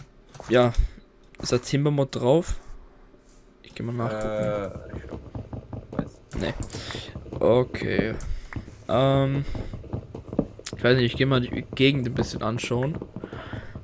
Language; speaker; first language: German; native; German